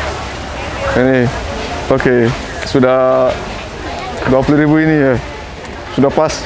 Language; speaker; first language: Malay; non-native, fluent; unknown